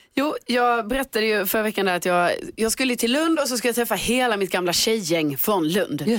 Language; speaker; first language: Swedish; native; Swedish